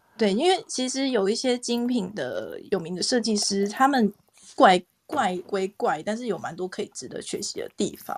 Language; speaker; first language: Chinese; native; Chinese